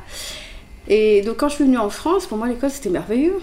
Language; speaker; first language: French; early bilingual, other home language; Kabyle